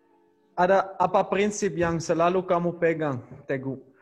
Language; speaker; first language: Indonesian; non-native, learner; Dutch